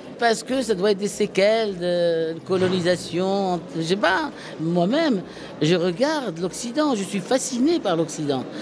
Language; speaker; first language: French; non-native, local second language; Arabic